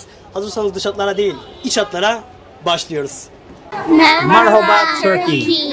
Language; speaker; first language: Turkish; native; Turkish